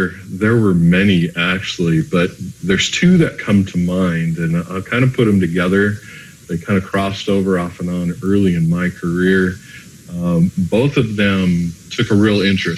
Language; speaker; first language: English; native; English